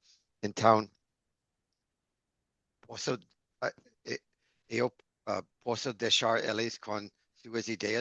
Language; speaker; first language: Portuguese; non-native, learner; English